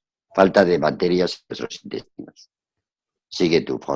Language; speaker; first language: Spanish; native; Spanish